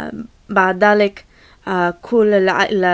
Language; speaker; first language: Arabic; non-native, learner; English